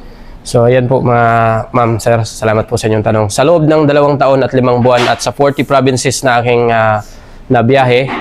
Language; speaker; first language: Filipino; native; Filipino